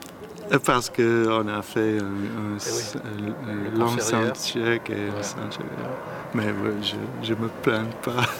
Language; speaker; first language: French; non-native, learner; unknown